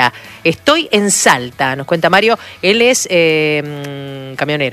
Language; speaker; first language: Spanish; native; Spanish